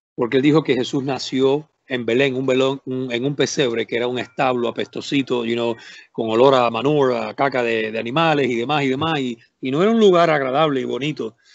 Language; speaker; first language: Spanish; native; Spanish